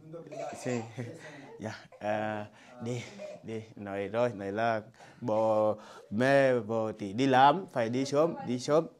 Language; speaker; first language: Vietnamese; non-native, learner; Portuguese